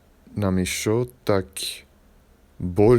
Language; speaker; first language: Russian; non-native, learner; English